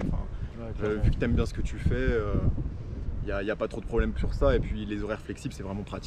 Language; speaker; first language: French; native; French